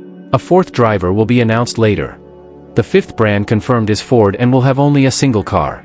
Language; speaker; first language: English; non-native, fluent; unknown